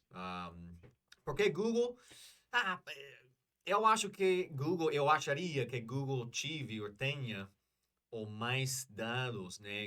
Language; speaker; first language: Portuguese; non-native, learner; English